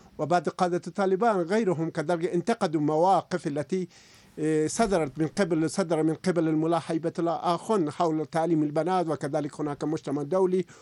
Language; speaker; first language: Arabic; non-native, fluent; Persian